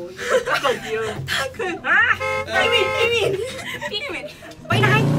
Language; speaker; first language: Thai; non-native, learner; Korean